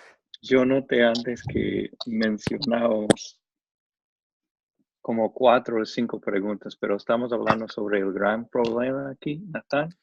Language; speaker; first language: Spanish; non-native, learner; English